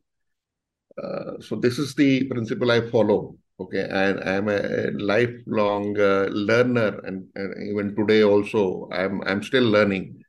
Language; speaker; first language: English; non-native, local second language; Hindi